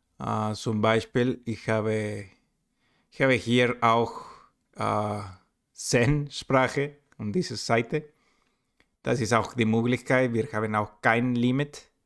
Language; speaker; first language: German; non-native, learner; Spanish